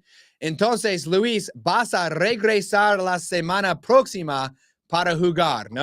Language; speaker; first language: Spanish; non-native, learner; English